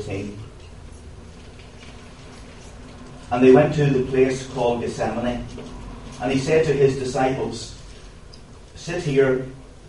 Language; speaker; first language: English; native; English